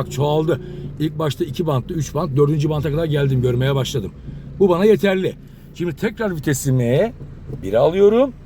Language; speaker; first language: Turkish; native; Turkish